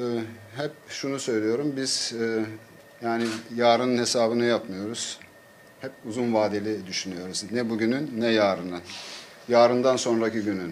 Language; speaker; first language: Turkish; native; Turkish